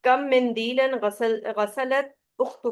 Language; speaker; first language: Arabic; non-native, learner; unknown